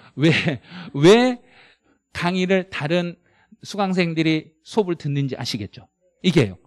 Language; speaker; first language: Korean; native; Korean